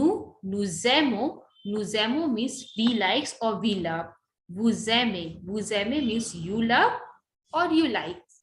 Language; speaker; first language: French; non-native, learner; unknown